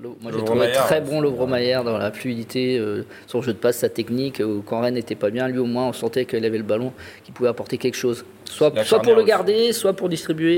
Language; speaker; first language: French; native; French